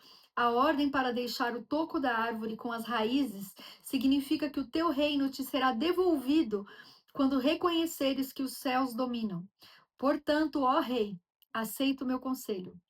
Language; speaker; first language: Portuguese; native; Portuguese